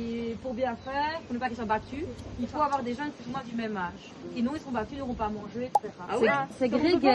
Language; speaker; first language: French; native; French